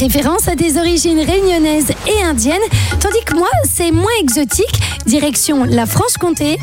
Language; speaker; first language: French; native; French